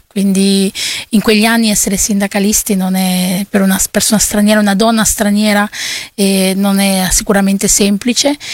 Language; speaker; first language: Italian; early bilingual, other home language; Spanish